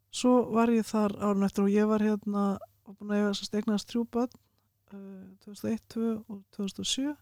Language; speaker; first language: Icelandic; early bilingual, other home language; Russian